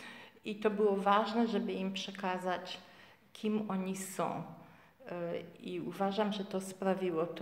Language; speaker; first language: Polish; early bilingual, heritage; Polish